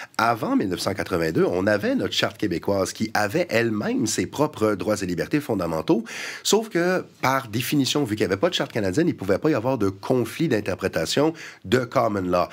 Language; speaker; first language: French; native; French